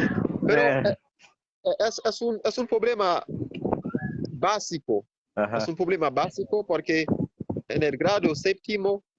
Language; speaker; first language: Spanish; non-native, fluent; Haitian Creole